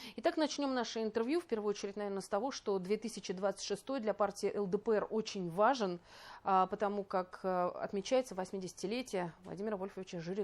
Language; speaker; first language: Russian; native; Russian